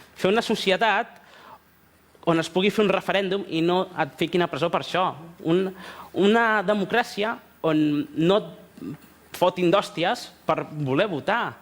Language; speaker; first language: Catalan; early bilingual, other home language; Spanish